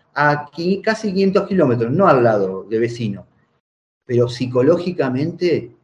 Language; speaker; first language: Spanish; native; Spanish